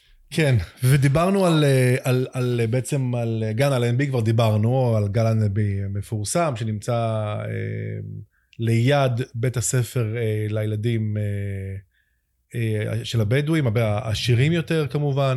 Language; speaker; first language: Hebrew; native; Hebrew